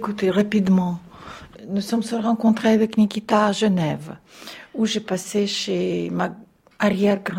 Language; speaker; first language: French; non-native, fluent; Russian